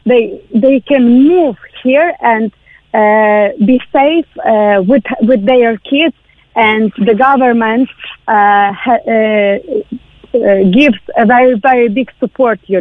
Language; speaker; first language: English; non-native, learner; Ukrainian